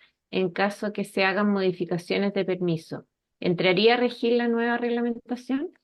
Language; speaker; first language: Spanish; native; Spanish